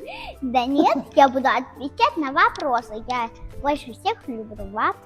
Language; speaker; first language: Russian; non-native, local second language; Tajik